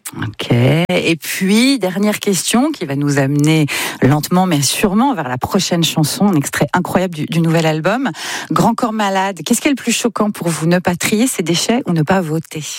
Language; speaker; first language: French; native; French